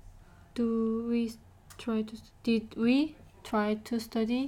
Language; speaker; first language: English; non-native, learner; Korean